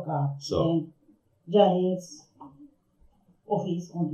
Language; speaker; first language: English; non-native, learner; Japanese